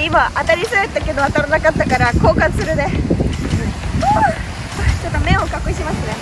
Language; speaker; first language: Japanese; non-native, fluent; German